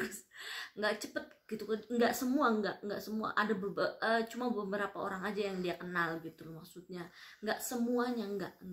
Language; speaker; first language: Indonesian; non-native, local second language; Javanese